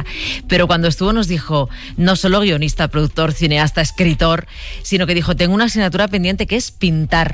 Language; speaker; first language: Spanish; native; Spanish